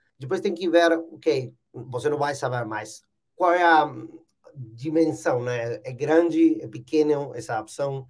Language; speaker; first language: Portuguese; non-native, fluent; Spanish